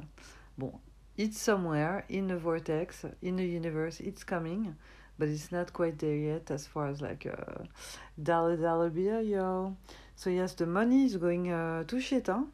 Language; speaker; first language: English; non-native, fluent; French